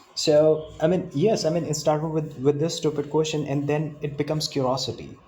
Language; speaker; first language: English; non-native, local second language; Punjabi